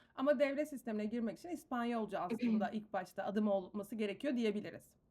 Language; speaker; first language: Turkish; native; Turkish